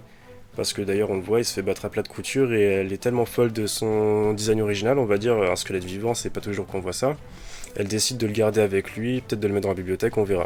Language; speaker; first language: French; native; French